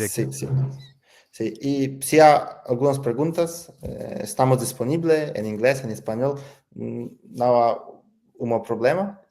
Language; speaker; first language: Spanish; non-native, learner; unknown